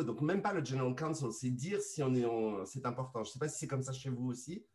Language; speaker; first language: French; native; French